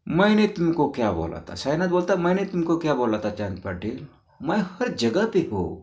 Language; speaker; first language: Hindi; non-native, local second language; Marathi